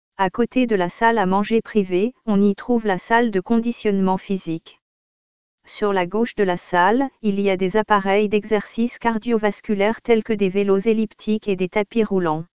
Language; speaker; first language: French; native; French